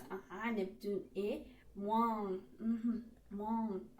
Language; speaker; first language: French; non-native, learner; Spanish